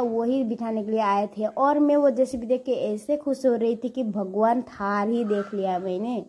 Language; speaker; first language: Hindi; non-native, local second language; Nepali